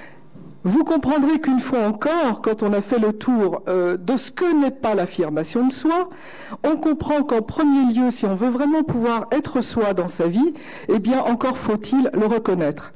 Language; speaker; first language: French; native; French